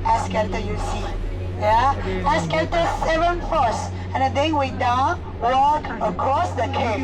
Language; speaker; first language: English; non-native, learner; Chinese